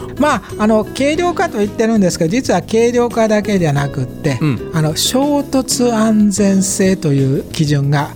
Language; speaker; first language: Japanese; native; Japanese